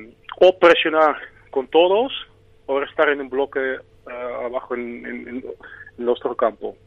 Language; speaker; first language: Spanish; non-native, fluent; Dutch